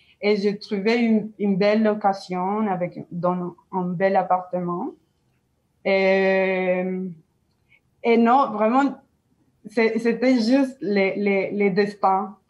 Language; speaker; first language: French; non-native, learner; Spanish